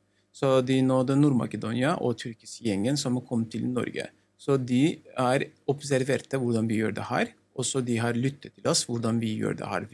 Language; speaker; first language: Norwegian; non-native, learner; Turkish